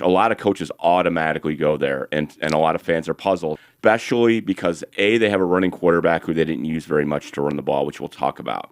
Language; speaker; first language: English; native; English